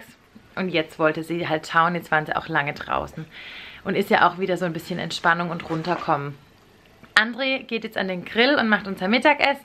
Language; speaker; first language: German; native; German